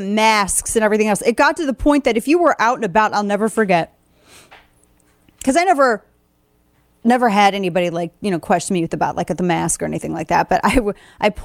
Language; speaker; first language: English; native; English